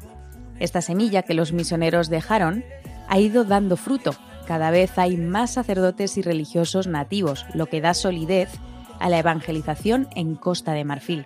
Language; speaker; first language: Spanish; native; Spanish